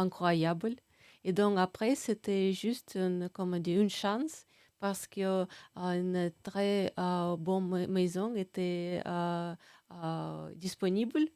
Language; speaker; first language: French; non-native, fluent; Russian